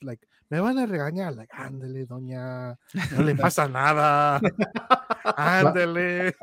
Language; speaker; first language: Spanish; early bilingual, heritage; Spanish